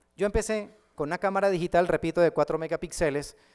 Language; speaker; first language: Spanish; native; Spanish